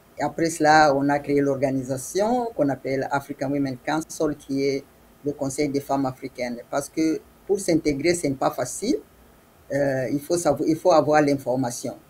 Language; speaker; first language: French; non-native, local second language; Swahili